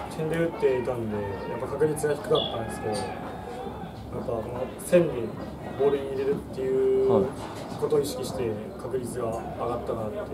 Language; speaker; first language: Japanese; native; Japanese